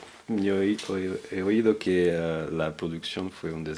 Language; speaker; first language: Spanish; non-native, fluent; French